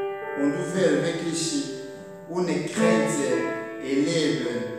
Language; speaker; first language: German; non-native, learner; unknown